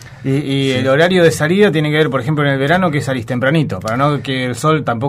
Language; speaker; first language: Spanish; native; Spanish